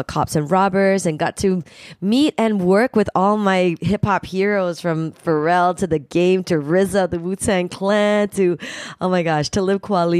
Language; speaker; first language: English; native; English